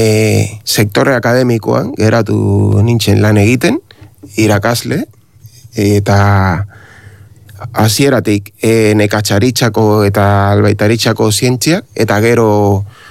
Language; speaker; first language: Basque; non-native, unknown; Spanish